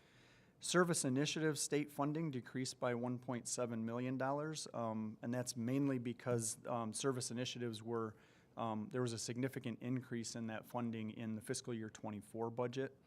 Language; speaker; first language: English; native; English